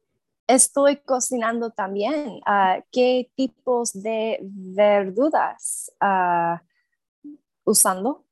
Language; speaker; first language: Spanish; non-native, learner; English